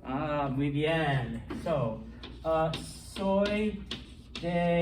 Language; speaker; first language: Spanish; non-native, fluent; English